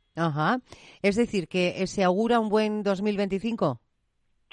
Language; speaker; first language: Spanish; native; Spanish